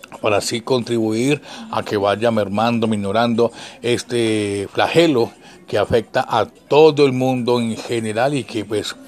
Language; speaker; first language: Spanish; native; Spanish